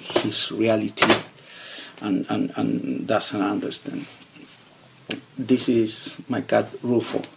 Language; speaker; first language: English; non-native, fluent; Spanish